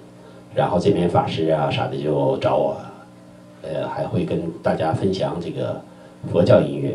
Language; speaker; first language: Chinese; native; Chinese